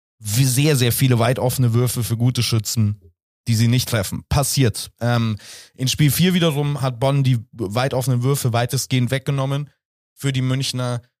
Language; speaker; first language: German; native; German